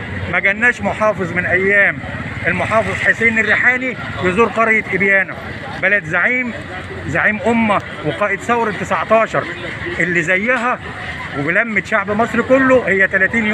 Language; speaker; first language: Arabic; native; Arabic